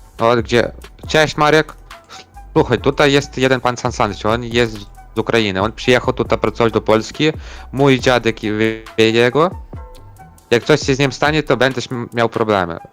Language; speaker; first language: Polish; non-native, learner; Ukrainian